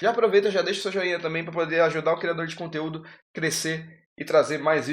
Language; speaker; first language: Portuguese; native; Portuguese